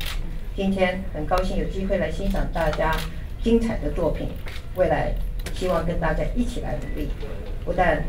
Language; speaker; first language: Chinese; native; Chinese